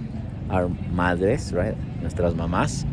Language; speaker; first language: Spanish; early bilingual, heritage; Spanish